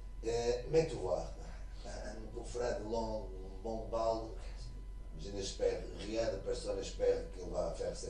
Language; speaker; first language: French; non-native, learner; Portuguese